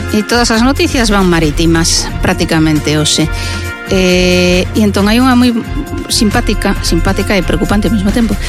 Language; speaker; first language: Galician; non-native, local second language; Spanish